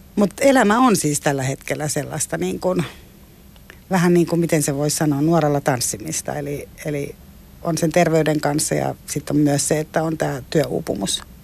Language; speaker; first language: Finnish; native; Finnish